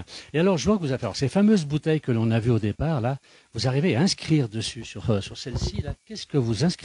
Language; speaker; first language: French; native; French